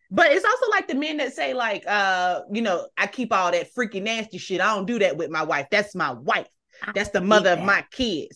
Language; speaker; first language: English; native; English